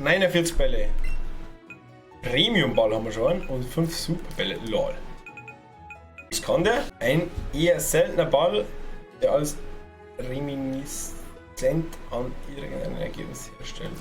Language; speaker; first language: German; native; German